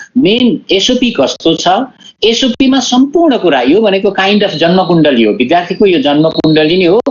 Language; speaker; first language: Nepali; native; Nepali